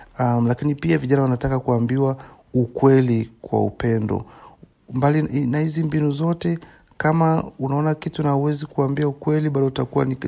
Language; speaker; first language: Swahili; native; Swahili